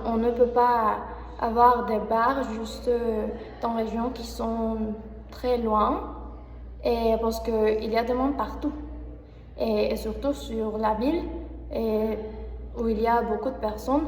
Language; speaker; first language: French; non-native, learner; Spanish